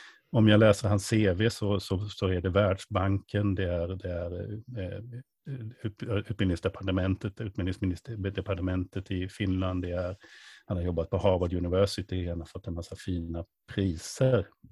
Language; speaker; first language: Swedish; native; Swedish